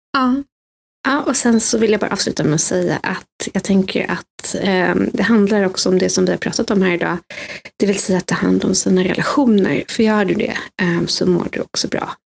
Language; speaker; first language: Swedish; native; Swedish